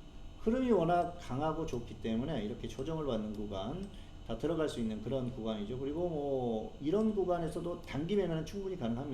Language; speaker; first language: Korean; native; Korean